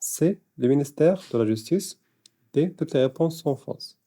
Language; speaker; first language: French; non-native, local second language; Arabic